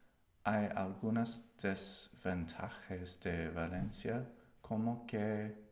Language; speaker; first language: Spanish; non-native, learner; English